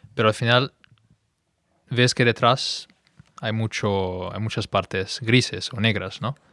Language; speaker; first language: Spanish; non-native, fluent; Italian